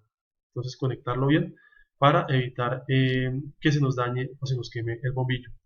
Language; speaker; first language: Spanish; native; Spanish